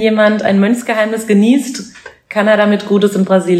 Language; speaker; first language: German; native; German